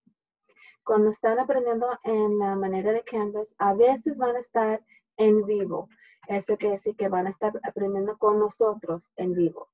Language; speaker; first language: Spanish; early bilingual, heritage; Spanish